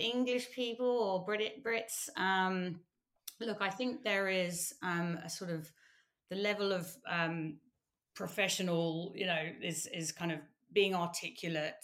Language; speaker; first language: English; native; English